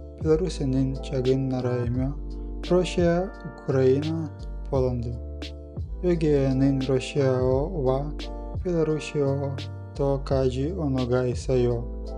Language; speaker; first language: Korean; non-native, learner; Russian